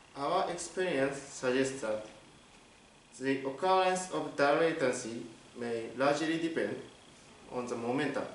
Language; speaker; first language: English; non-native, learner; Japanese